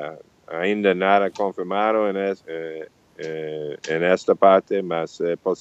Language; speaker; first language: Portuguese; non-native, fluent; English